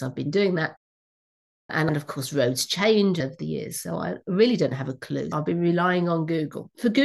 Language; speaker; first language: English; native; English